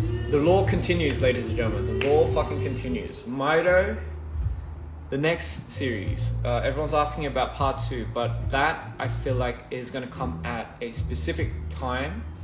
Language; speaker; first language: English; early bilingual, other home language; Korean